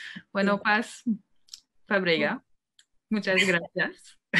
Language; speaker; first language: Spanish; non-native, fluent; French